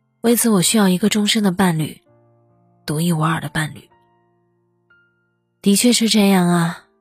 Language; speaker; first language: Chinese; native; Chinese